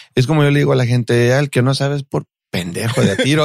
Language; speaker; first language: Spanish; early bilingual, heritage; Spanish